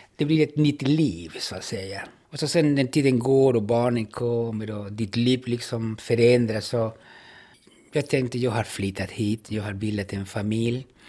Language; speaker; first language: Swedish; non-native, fluent; Spanish